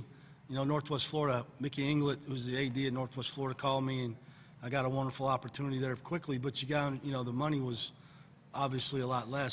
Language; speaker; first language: English; native; English